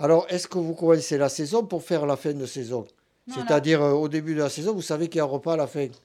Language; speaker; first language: French; native; French